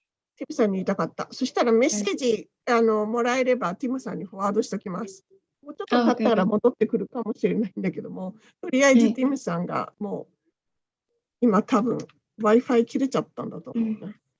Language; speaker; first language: Japanese; native; Japanese